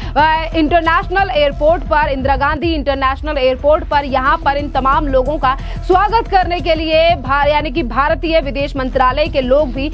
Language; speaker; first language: Hindi; native; Hindi